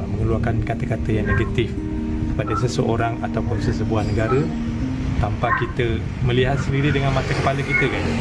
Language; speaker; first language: Malay; native; Malay